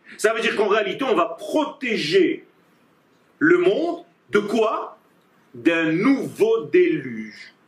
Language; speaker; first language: French; non-native, fluent; Hebrew